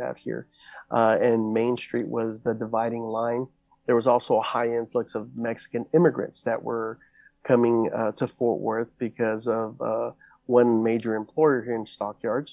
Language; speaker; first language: English; native; English